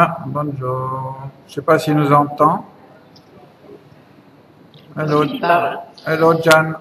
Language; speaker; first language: French; native; French